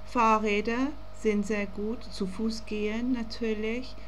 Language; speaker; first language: German; non-native, learner; English